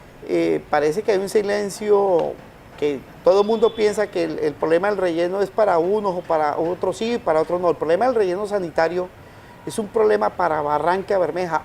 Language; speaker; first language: Spanish; native; Spanish